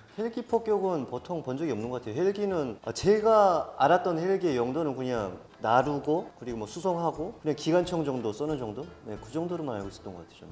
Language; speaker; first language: Korean; native; Korean